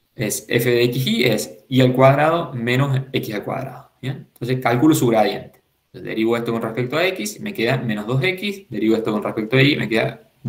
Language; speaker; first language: Spanish; native; Spanish